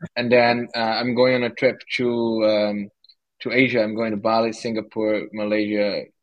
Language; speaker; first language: English; non-native, fluent; Portuguese